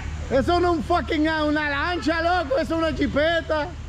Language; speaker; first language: Spanish; non-native, fluent; French